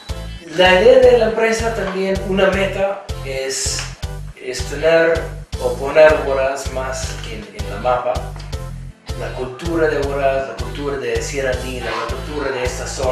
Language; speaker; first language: Spanish; non-native, fluent; English